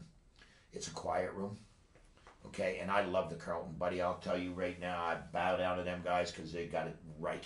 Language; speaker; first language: English; native; English